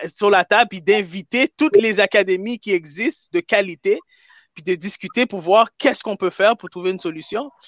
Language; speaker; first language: French; native; French